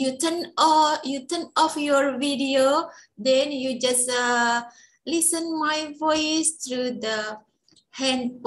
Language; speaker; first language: English; non-native, fluent; Indonesian